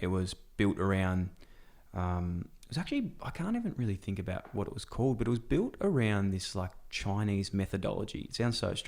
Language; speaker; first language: English; native; English